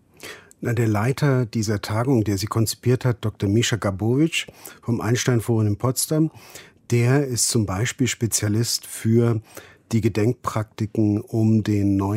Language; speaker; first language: German; native; German